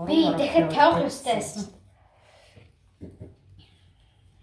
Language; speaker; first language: Mongolian; early bilingual, heritage; Mongolian